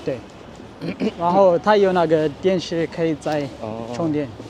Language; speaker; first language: Chinese; non-native, fluent; Amharic